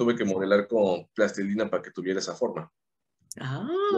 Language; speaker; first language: Spanish; native; Spanish